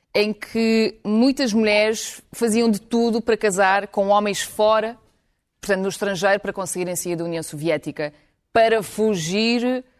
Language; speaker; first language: Portuguese; non-native, fluent; Ukrainian